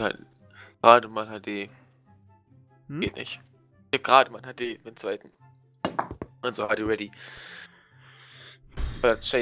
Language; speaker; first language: German; native; German